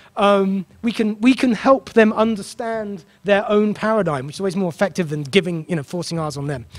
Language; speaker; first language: English; native; English